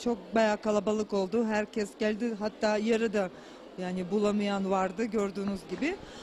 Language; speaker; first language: Turkish; non-native, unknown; Russian